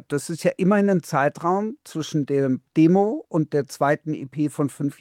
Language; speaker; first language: German; native; German